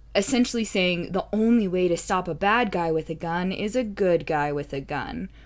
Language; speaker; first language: English; native; English